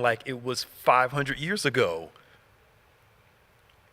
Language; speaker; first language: English; native; English